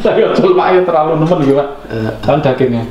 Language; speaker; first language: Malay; non-native, local second language; Javanese